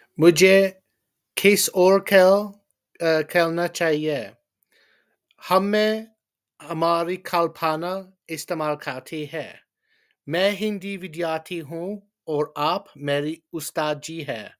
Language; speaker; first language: Hindi; non-native, learner; English